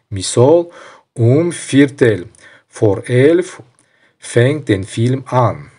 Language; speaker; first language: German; non-native, learner; Tajik